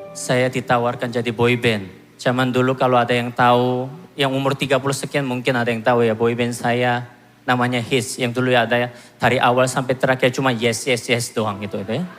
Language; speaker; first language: Indonesian; non-native, fluent; Korean